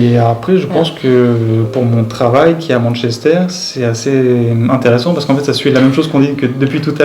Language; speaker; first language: French; native; French